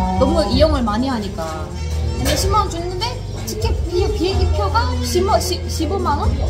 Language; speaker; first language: Korean; non-native, fluent; Turkish